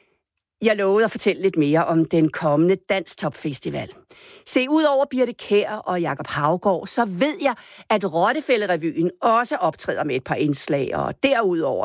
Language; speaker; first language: Danish; native; Danish